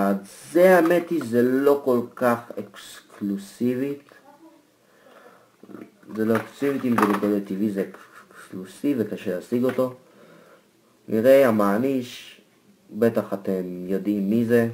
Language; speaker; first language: Hebrew; native; Hebrew